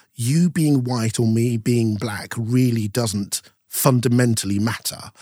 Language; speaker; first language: English; non-native, local second language; Yoruba